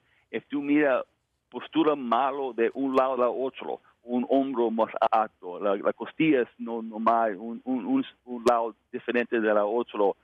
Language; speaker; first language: Spanish; non-native, learner; English